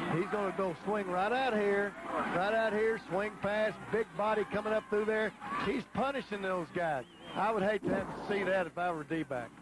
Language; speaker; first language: English; native; English